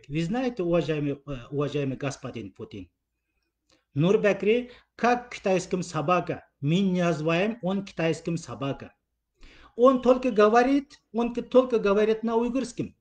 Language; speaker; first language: Russian; non-native, learner; Uyghur